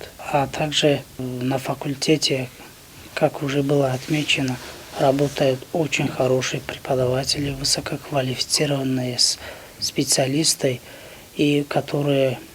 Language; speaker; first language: Russian; non-native, local second language; Tajik